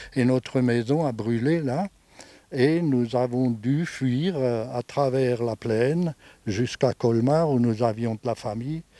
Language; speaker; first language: French; native; French